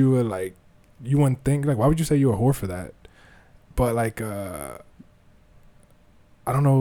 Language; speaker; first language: English; native; English